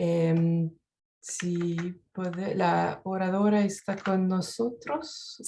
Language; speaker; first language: Spanish; non-native, fluent; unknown